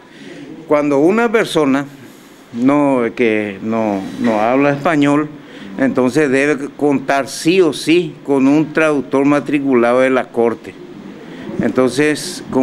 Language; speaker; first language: Spanish; native; Spanish